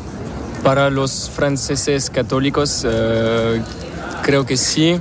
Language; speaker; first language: Spanish; non-native, learner; French